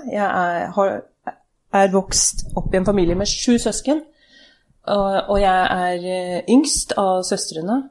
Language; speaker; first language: Norwegian; early bilingual, other home language; Urdu